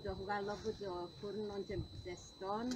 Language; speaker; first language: Greek; early bilingual, heritage; Greek